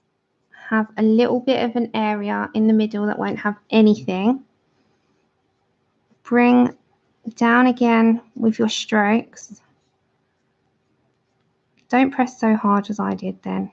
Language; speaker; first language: English; native; English